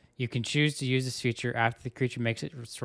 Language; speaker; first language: English; native; English